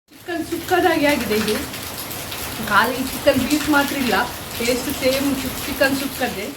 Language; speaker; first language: Kannada; non-native, local second language; Konkani